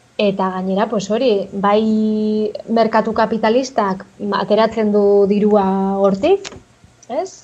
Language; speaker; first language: Basque; native; Basque